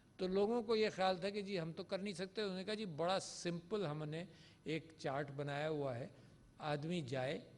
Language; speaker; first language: Urdu; native; Urdu